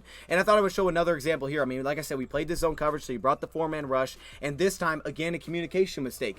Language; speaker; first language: English; native; English